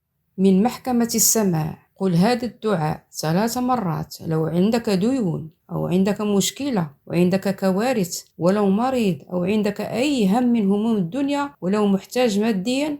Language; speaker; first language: Arabic; native; Arabic